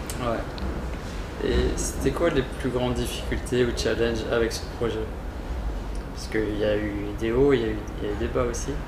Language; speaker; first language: French; native; French